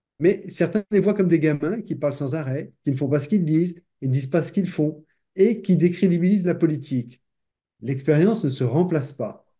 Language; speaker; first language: French; native; French